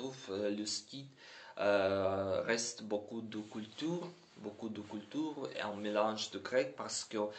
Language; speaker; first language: French; non-native, learner; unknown